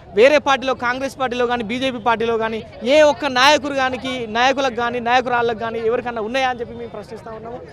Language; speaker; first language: Telugu; native; Telugu